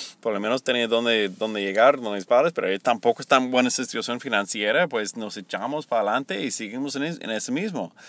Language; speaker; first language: Spanish; early bilingual, heritage; Spanish